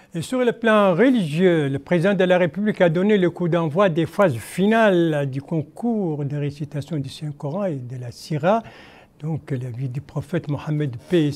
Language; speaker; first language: French; non-native, local second language; Arabic